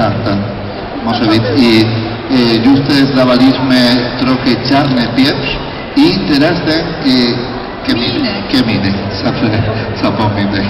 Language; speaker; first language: Polish; non-native, learner; Spanish